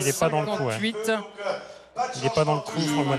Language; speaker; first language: French; native; French